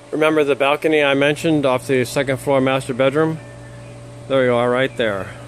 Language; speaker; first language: English; native; English